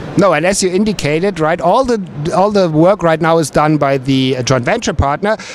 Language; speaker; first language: English; non-native, fluent; German